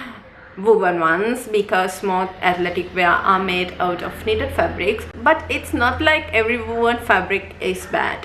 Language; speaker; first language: English; non-native, local second language; Sinhala